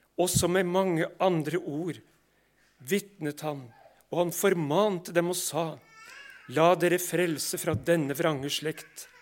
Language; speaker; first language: Norwegian; native; Norwegian